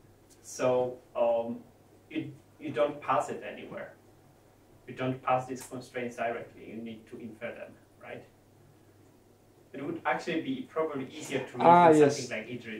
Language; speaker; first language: English; non-native, fluent; Polish